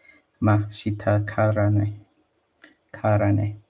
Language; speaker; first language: Japanese; non-native, learner; English